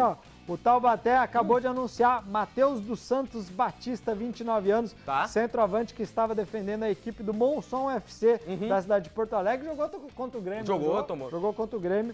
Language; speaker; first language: Portuguese; native; Portuguese